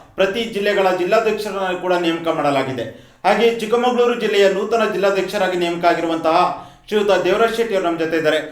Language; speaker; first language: Kannada; native; Kannada